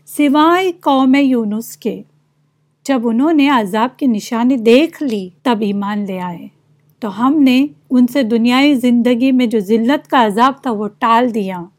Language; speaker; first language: Urdu; native; Urdu